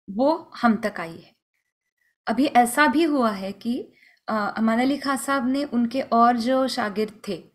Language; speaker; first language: Hindi; non-native, local second language; Marathi